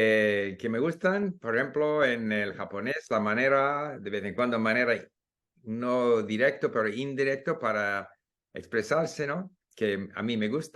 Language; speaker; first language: Spanish; non-native, fluent; English